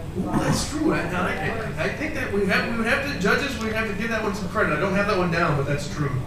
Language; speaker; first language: English; native; English